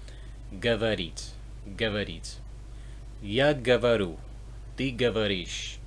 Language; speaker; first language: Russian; non-native, learner; English